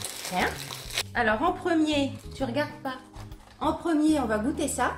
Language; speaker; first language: French; native; French